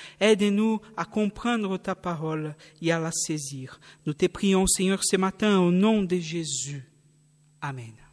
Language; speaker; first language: French; non-native, fluent; Portuguese